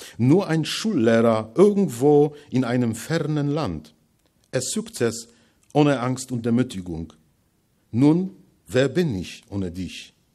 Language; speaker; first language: German; non-native, fluent; Polish